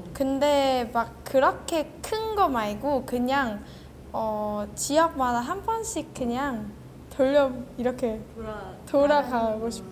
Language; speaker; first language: Korean; non-native, learner; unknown